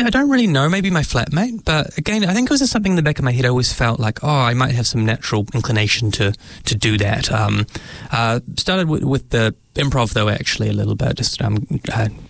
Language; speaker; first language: English; native; English